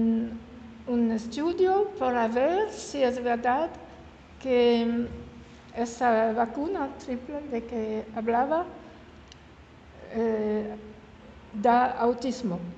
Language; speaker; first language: Spanish; non-native, learner; French